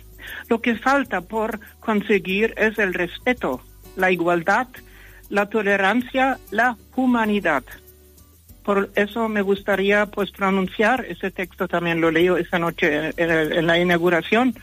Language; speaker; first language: Spanish; non-native, fluent; German